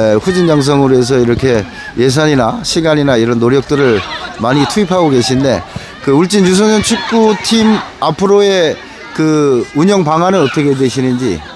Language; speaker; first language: Korean; native; Korean